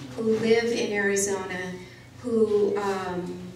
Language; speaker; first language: English; native; English